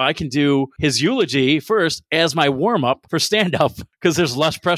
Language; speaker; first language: English; native; English